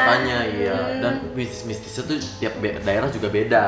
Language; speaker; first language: Indonesian; native; Indonesian